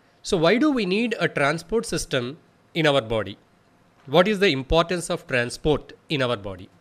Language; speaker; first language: English; non-native, local second language; Telugu